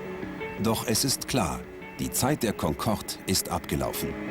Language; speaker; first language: German; native; German